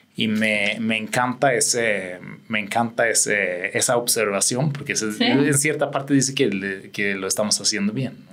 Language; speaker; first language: Spanish; non-native, fluent; Swedish